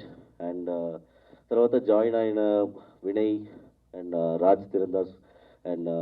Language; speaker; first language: Telugu; non-native, learner; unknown